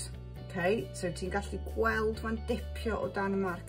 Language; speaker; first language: Welsh; non-native, local second language; English